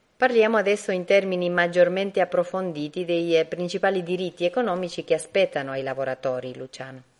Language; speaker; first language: Italian; non-native, fluent; Spanish